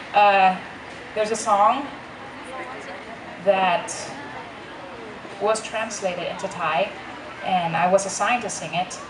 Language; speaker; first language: English; non-native, fluent; Thai